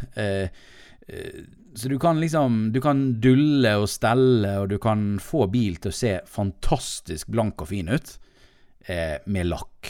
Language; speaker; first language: Norwegian; native; Norwegian